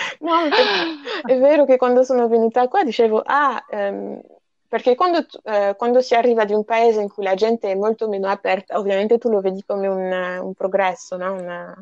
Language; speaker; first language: Italian; non-native, fluent; French